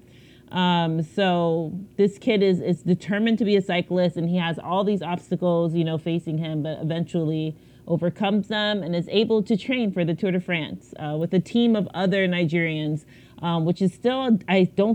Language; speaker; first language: English; native; English